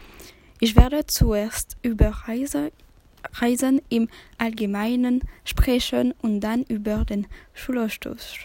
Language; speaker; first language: German; non-native, learner; French